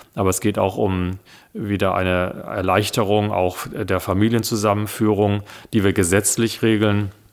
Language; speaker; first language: German; early bilingual, other home language; Italian